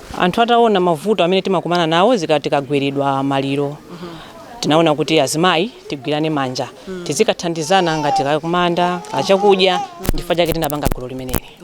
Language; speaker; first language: Nyanja; native; Nyanja